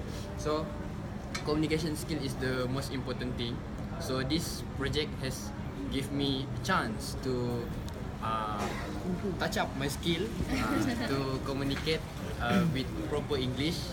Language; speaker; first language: English; non-native, local second language; Malay